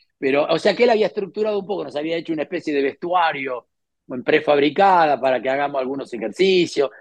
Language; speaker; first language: Spanish; native; Spanish